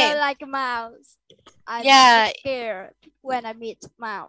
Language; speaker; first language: English; non-native, learner; Vietnamese